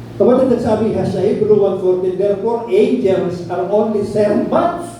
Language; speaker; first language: English; non-native, local second language; Filipino